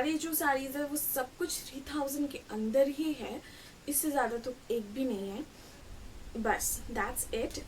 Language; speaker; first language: Hindi; non-native, local second language; Bangla